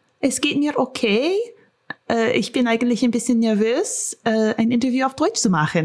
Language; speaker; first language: German; non-native, fluent; English